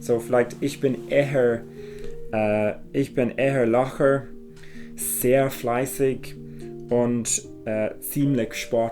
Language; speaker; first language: German; non-native, fluent; English